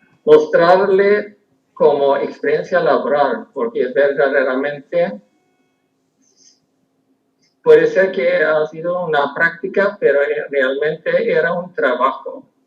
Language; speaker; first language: Spanish; non-native, fluent; Swedish